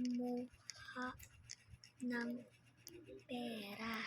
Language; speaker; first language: Filipino; non-native, local second language; Cebuano